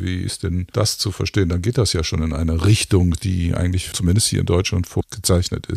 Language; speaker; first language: German; native; German